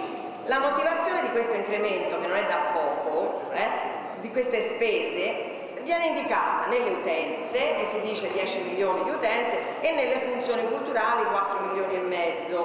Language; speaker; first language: Italian; native; Italian